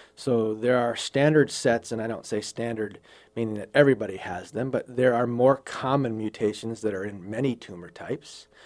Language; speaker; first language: English; native; English